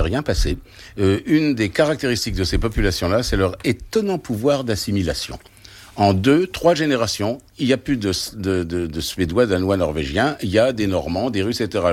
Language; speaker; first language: French; native; French